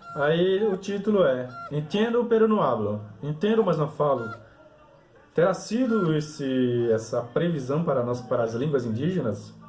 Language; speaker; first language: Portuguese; non-native, local second language; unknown